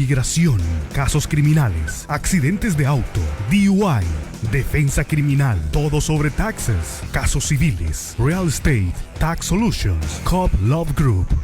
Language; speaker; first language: Spanish; native; Spanish